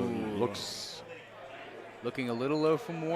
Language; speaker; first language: English; native; English